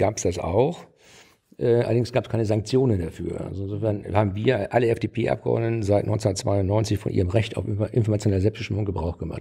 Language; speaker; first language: German; native; German